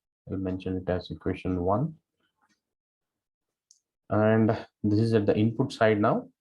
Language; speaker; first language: English; non-native, local second language; Kannada